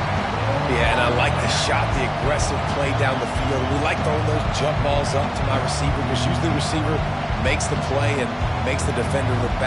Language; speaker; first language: English; native; English